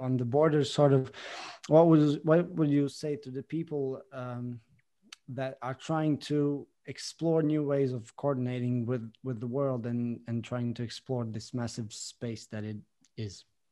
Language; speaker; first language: English; non-native, fluent; Latvian